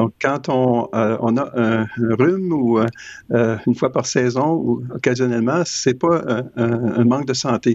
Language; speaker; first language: French; native; French